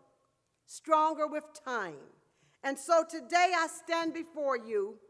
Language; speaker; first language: English; native; English